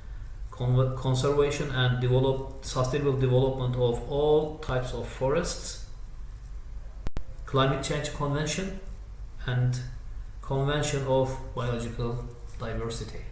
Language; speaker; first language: English; non-native, fluent; Turkish